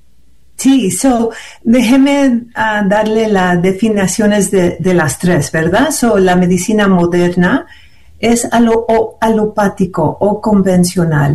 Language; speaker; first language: Spanish; early bilingual, heritage; Spanish